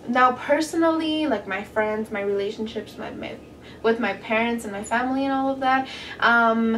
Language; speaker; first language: English; native; English